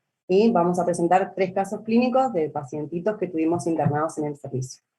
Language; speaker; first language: Spanish; native; Spanish